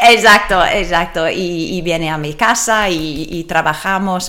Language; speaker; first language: Spanish; non-native, learner; English